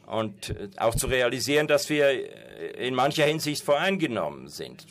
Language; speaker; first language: German; non-native, fluent; Persian